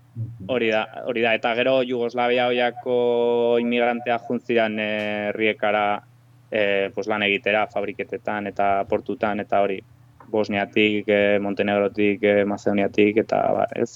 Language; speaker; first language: Basque; non-native, local second language; Spanish